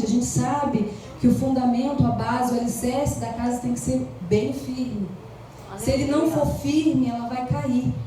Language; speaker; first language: Portuguese; native; Portuguese